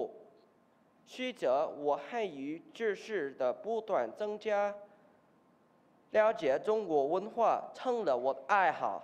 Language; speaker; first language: Chinese; non-native, learner; English